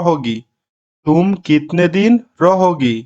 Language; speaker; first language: Hindi; non-native, learner; Bangla